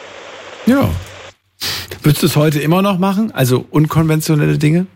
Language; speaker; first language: German; native; German